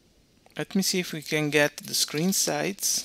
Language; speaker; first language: English; non-native, fluent; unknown